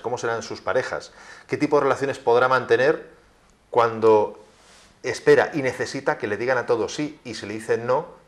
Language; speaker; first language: Spanish; native; Spanish